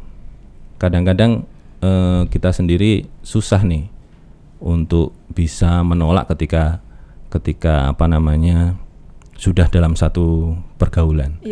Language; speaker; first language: Indonesian; native; Indonesian